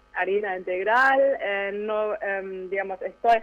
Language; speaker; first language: Spanish; non-native, fluent; German